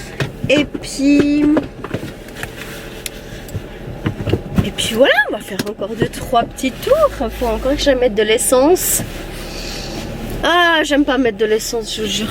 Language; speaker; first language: French; native; French